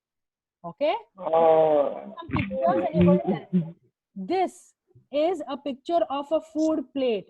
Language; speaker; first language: English; non-native, local second language; Hindi